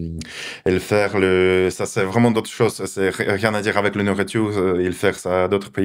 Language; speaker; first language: French; non-native, fluent; Russian